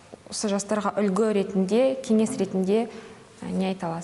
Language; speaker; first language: Kazakh; native; Kazakh